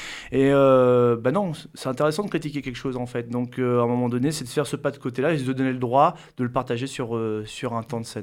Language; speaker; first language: French; native; French